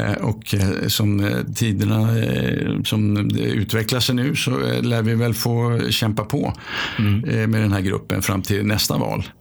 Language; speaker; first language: Swedish; native; Swedish